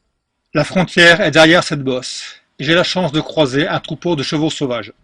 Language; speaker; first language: French; native; French